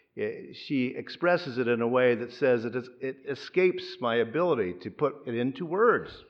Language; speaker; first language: English; native; English